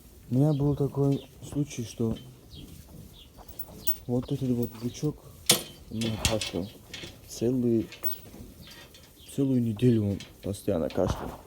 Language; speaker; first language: Russian; non-native, local second language; Ossetic